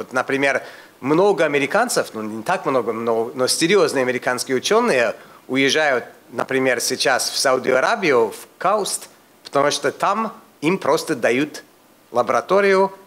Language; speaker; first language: Russian; non-native, fluent; English